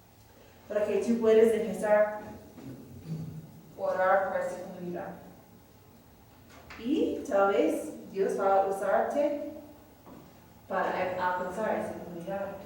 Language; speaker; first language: Spanish; non-native, fluent; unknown